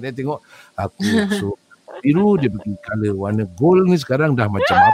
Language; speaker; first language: Malay; native; Malay